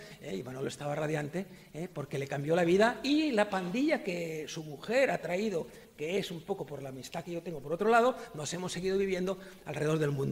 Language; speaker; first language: Spanish; native; Spanish